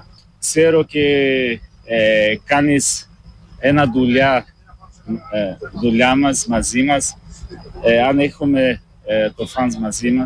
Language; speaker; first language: Greek; non-native, learner; Portuguese